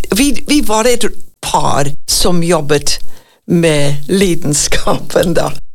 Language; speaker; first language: Norwegian; non-native, fluent; English